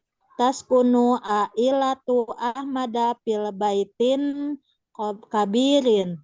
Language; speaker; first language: Arabic; non-native, learner; Indonesian